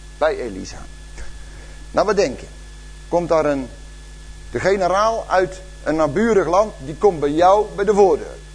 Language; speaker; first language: Dutch; native; Dutch